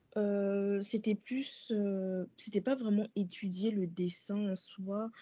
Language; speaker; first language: French; early bilingual, other home language; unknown